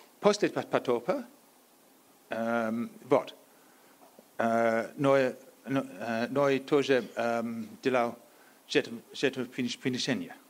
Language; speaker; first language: Polish; non-native, learner; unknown